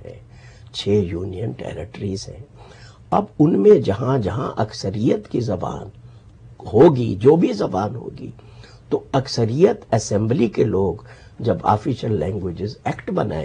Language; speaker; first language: Urdu; native; Urdu